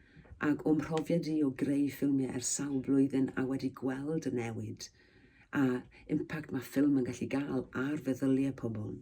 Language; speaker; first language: Welsh; native; Welsh